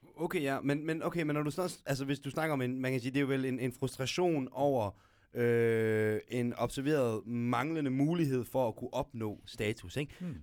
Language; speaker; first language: Danish; native; Danish